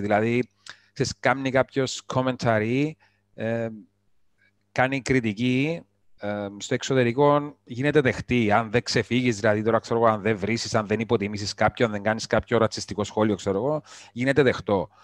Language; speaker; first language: Greek; native; Greek